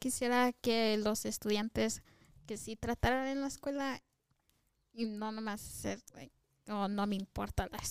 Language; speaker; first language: Spanish; early bilingual, heritage; Spanish